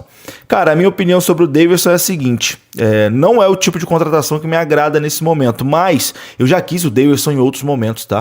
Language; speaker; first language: Portuguese; native; Portuguese